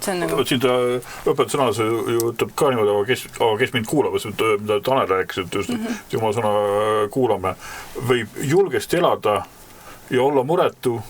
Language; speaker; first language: Estonian; native; Estonian